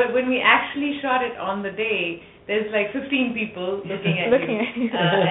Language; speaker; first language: English; non-native, local second language; French